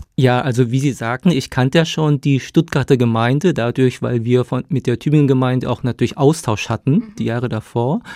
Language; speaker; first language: German; early bilingual, other home language; Korean